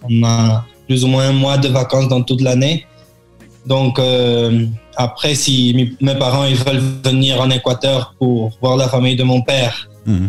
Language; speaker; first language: French; early bilingual, heritage; French